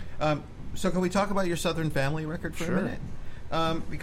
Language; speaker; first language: English; native; English